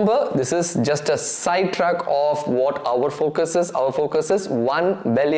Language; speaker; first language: English; non-native, local second language; Tamil